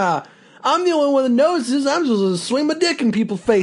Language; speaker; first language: English; native; English